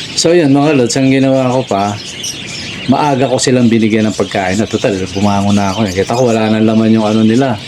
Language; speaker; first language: Filipino; native; Filipino